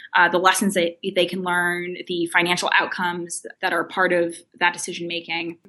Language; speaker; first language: English; native; English